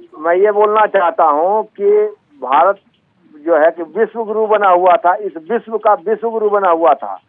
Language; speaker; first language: Hindi; native; Hindi